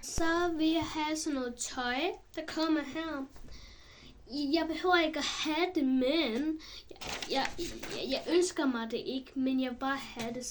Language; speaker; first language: Danish; early bilingual, other home language; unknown